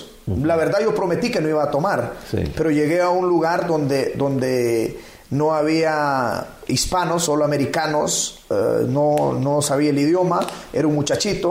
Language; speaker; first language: Spanish; native; Spanish